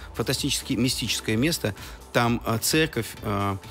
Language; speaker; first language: Russian; native; Russian